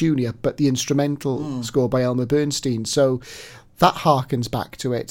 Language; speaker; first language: English; native; English